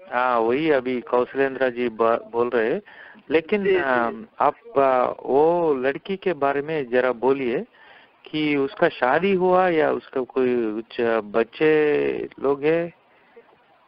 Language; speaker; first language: Hindi; non-native, local second language; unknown